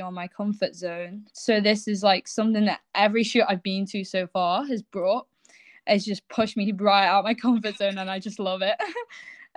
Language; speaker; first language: English; native; English